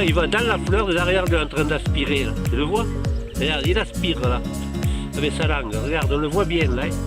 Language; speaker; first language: French; native; French